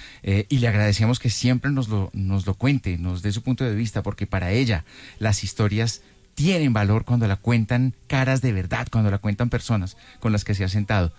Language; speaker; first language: Spanish; native; Spanish